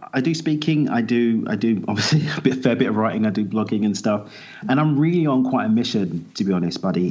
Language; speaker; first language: English; native; English